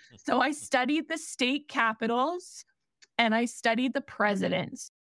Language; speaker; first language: English; native; English